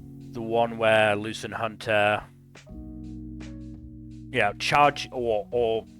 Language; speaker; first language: English; native; English